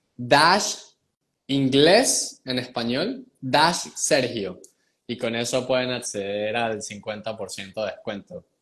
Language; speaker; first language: Spanish; native; Spanish